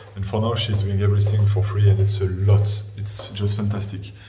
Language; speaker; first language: English; non-native, fluent; French